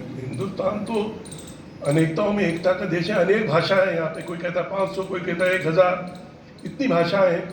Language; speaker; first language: Hindi; native; Hindi